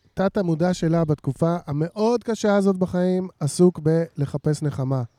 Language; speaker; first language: Hebrew; native; Hebrew